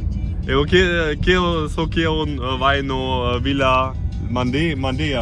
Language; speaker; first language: Portuguese; non-native, learner; German